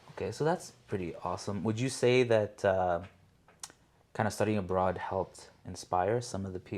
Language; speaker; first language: English; native; English